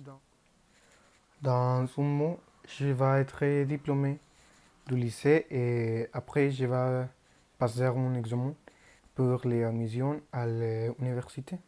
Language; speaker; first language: French; non-native, learner; Spanish